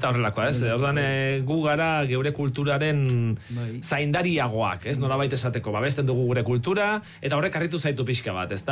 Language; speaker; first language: Basque; native; Basque